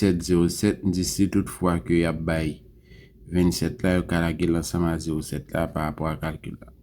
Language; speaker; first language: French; non-native, learner; Haitian Creole